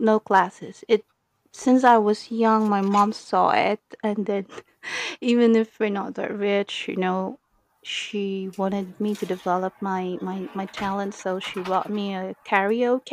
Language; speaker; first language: English; non-native, local second language; Iloko